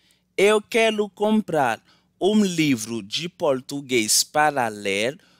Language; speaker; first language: Portuguese; non-native, learner; Haitian Creole